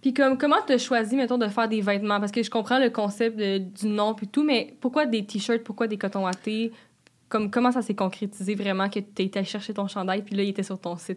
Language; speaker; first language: French; native; French